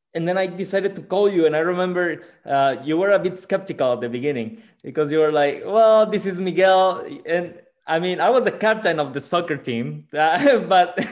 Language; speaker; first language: English; non-native, fluent; Spanish